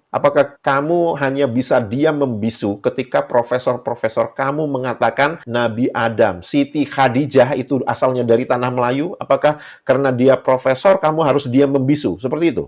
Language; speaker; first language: Indonesian; native; Indonesian